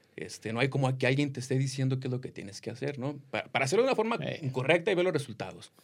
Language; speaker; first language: Spanish; native; Spanish